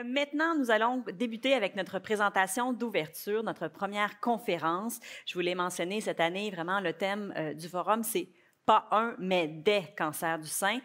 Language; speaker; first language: French; native; French